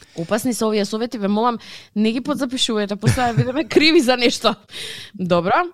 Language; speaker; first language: Macedonian; native; Macedonian